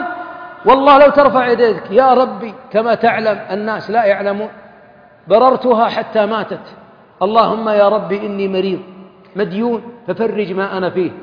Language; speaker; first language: Arabic; native; Arabic